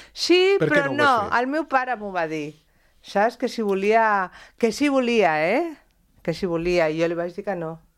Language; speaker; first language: Catalan; non-native, local second language; Spanish